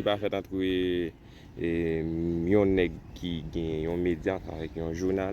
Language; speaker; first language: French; non-native, learner; Haitian Creole